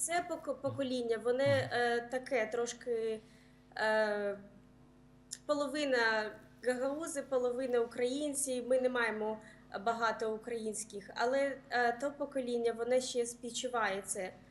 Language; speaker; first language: Ukrainian; early bilingual, heritage; Ukrainian